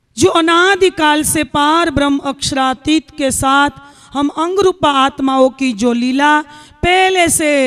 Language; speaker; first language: Hindi; non-native, local second language; Gujarati